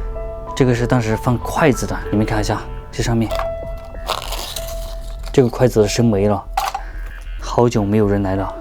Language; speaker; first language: Chinese; native; Chinese